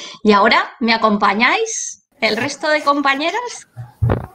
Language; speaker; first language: Spanish; native; Spanish